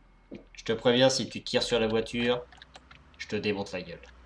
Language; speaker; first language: French; native; French